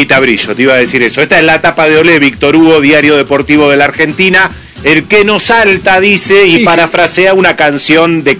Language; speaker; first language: Spanish; native; Spanish